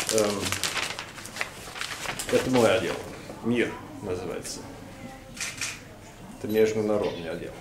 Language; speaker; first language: Russian; non-native, fluent; Norwegian